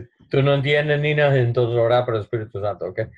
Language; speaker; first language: Spanish; non-native, learner; English